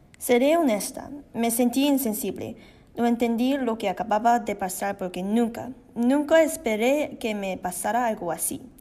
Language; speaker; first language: Spanish; non-native, learner; Korean